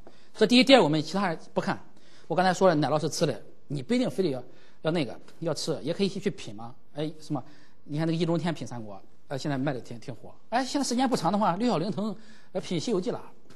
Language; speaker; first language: Chinese; native; Chinese